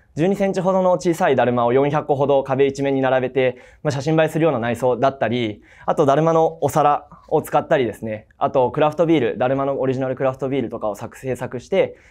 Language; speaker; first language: Japanese; native; Japanese